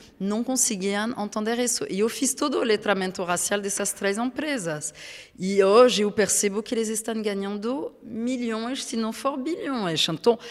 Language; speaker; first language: Portuguese; non-native, fluent; French